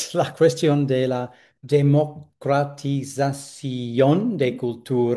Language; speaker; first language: Spanish; non-native, fluent; English